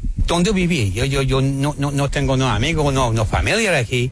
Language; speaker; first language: Spanish; non-native, learner; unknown